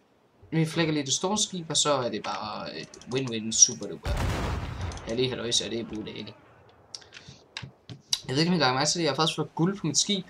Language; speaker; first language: Danish; native; Danish